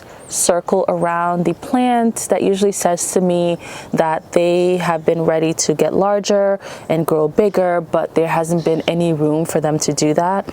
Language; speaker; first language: English; native; English